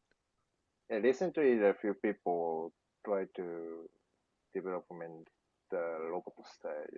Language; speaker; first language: English; non-native, learner; Japanese